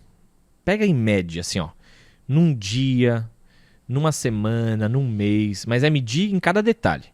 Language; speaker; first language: Portuguese; native; Portuguese